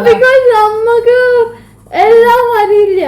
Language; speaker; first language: Malayalam; early bilingual, heritage; Malayalam